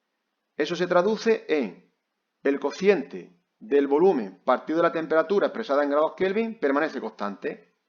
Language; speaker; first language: Spanish; native; Spanish